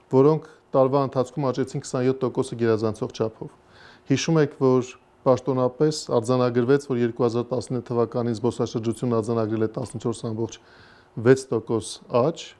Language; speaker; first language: Armenian; native; Armenian